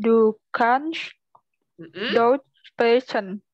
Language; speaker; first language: German; non-native, learner; Indonesian